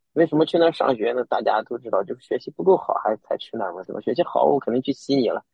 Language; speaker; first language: Chinese; native; Chinese